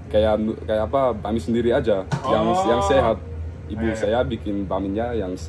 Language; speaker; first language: Indonesian; early bilingual, heritage; Dutch